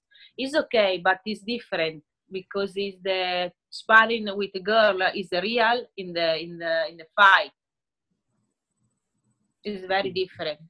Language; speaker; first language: English; non-native, learner; Italian